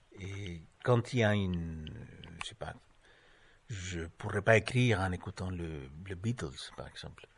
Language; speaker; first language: French; non-native, fluent; Spanish